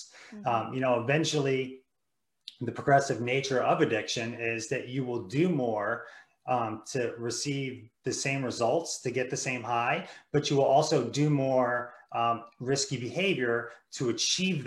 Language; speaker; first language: English; native; English